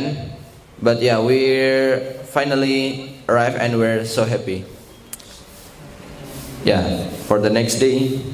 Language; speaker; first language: English; non-native, learner; Indonesian